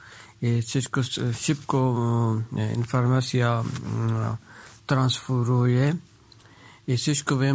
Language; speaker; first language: Polish; non-native, learner; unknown